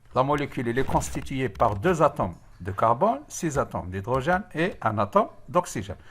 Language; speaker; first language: French; non-native, local second language; Arabic